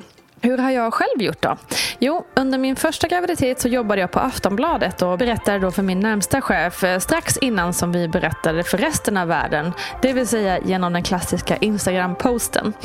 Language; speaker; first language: Swedish; native; Swedish